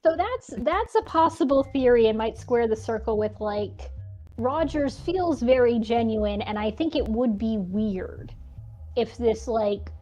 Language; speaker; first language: English; native; English